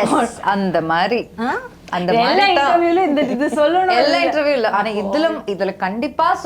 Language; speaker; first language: Tamil; non-native, fluent; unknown